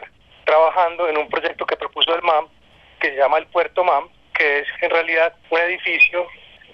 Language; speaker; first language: Spanish; native; Spanish